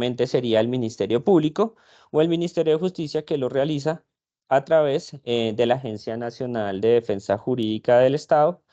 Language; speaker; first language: Spanish; native; Spanish